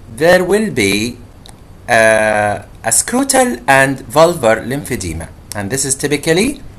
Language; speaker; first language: English; non-native, fluent; Arabic